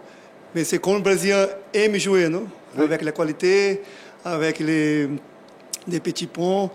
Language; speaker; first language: French; non-native, learner; Portuguese